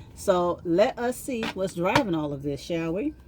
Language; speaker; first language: English; native; English